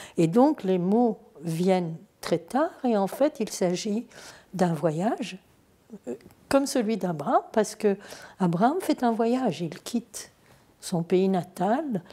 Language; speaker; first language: French; non-native, fluent; Turkish